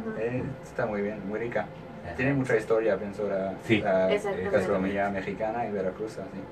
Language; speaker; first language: Spanish; non-native, learner; French